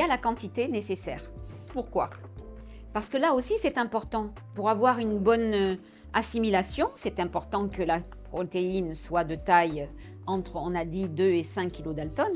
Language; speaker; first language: French; native; French